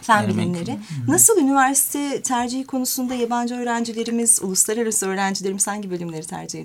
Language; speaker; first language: Turkish; native; Turkish